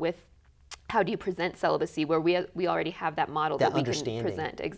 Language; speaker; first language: English; native; English